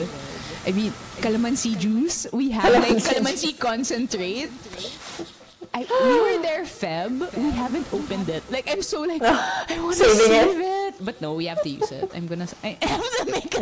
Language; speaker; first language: English; non-native, local second language; Filipino